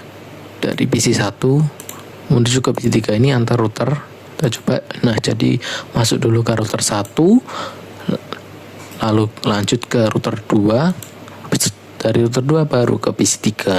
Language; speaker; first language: Indonesian; native; Indonesian